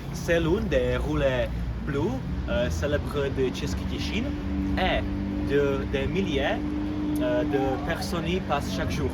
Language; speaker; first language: French; non-native, learner; Czech